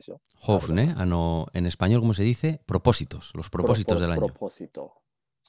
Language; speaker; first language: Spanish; non-native, fluent; Japanese